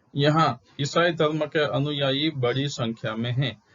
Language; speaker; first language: Hindi; non-native, local second language; Gujarati